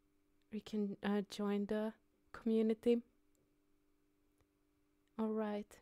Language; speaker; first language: English; non-native, fluent; Finnish